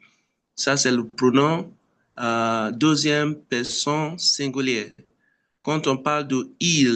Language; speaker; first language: French; non-native, fluent; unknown